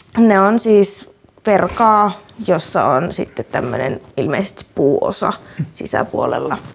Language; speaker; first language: Finnish; native; Finnish